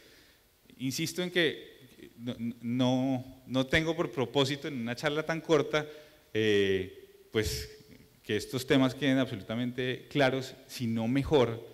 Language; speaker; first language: Spanish; native; Spanish